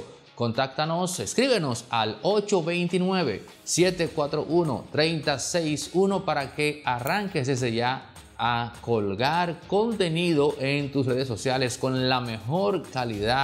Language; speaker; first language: Spanish; native; Spanish